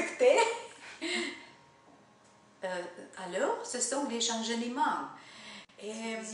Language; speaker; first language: French; non-native, learner; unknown